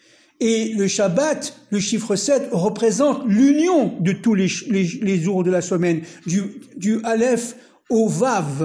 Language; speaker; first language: French; native; French